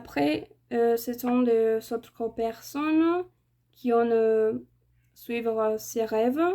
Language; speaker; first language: French; non-native, fluent; Spanish